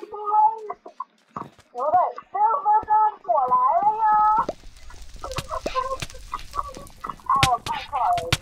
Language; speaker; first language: Chinese; native; Chinese